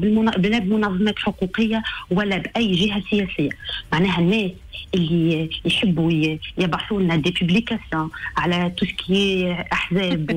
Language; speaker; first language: Arabic; native; Arabic